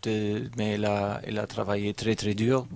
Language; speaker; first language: French; non-native, learner; German